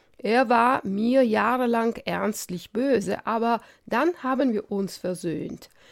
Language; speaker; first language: German; non-native, fluent; Italian